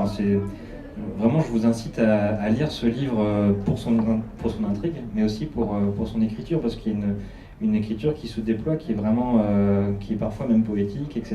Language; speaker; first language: French; native; French